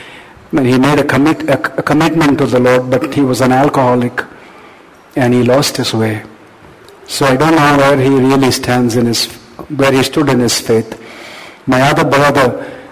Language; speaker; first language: English; non-native, local second language; Malayalam